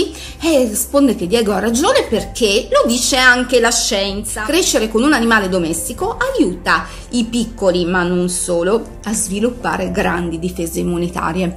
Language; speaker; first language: Italian; native; Italian